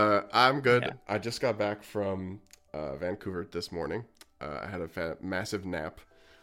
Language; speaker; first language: English; native; English